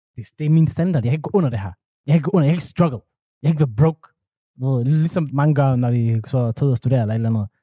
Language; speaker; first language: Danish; early bilingual, other home language; Somali